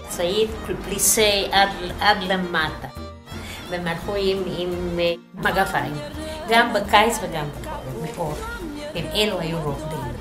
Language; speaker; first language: Hebrew; non-native, fluent; Yiddish